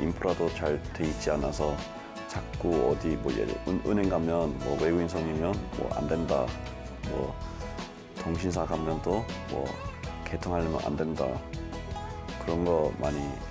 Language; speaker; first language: Korean; non-native, fluent; English